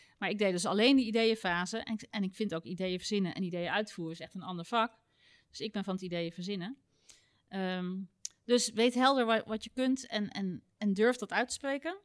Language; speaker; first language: Dutch; native; Dutch